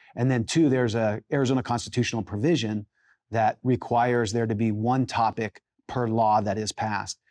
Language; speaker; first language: English; native; English